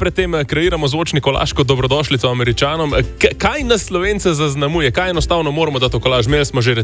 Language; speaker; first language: Slovenian; native; Slovenian